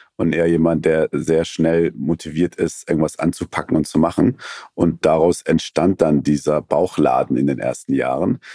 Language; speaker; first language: German; early bilingual, other home language; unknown